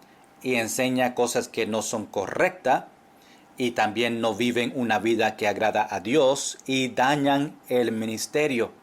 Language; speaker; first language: Spanish; non-native, fluent; English